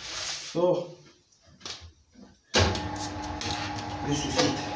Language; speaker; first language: English; non-native, learner; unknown